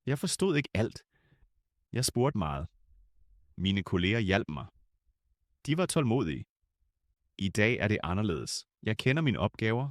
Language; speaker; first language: Danish; non-native, fluent; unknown